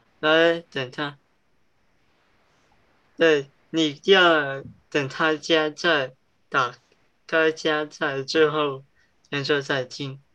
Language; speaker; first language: Chinese; early bilingual, heritage; English